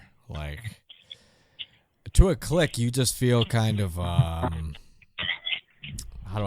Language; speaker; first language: English; native; English